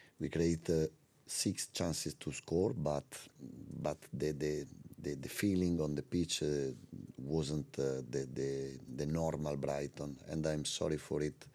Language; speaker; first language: English; non-native, learner; Italian